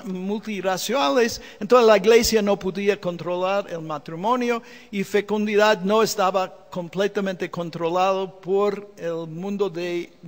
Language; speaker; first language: Spanish; non-native, fluent; English